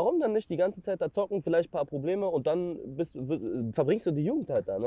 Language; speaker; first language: German; native; German